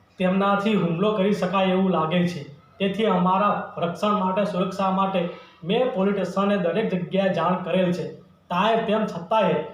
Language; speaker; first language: Gujarati; native; Gujarati